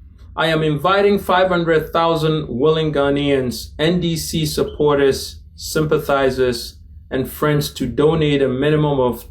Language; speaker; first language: English; non-native, local second language; Akan